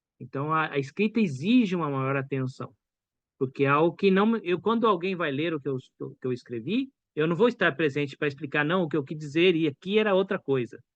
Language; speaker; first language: Portuguese; native; Portuguese